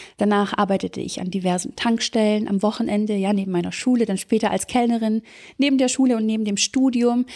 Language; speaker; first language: German; early bilingual, other home language; Serbian